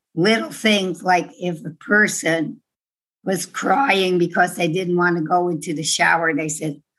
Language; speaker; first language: English; non-native, fluent; Dutch